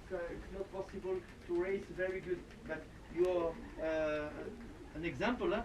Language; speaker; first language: English; non-native, learner; French